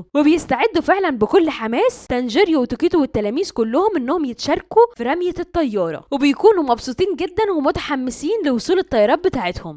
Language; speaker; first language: Arabic; native; Arabic